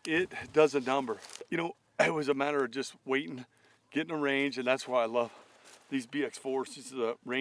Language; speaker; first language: English; native; English